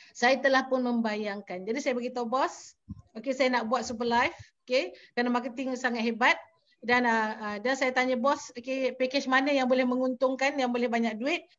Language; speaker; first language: Malay; native; Malay